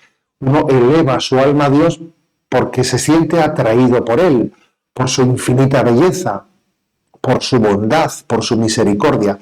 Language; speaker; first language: Spanish; native; Spanish